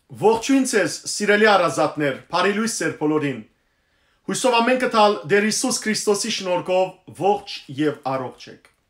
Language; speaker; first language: Armenian; early bilingual, heritage; Armenian